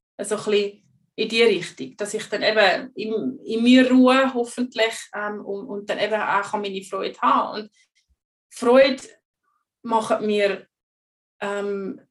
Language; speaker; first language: German; native; German